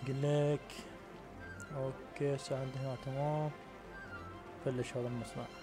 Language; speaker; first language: Arabic; native; Arabic